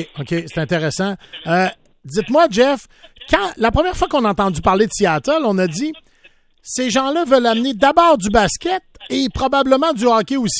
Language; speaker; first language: French; native; French